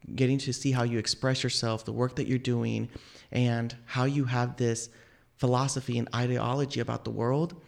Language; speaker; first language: English; native; English